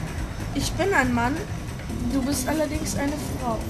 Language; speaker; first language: German; native; German